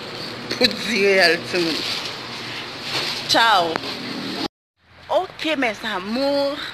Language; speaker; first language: Portuguese; non-native, learner; Haitian Creole